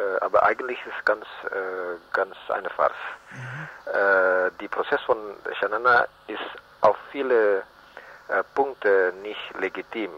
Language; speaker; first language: German; non-native, learner; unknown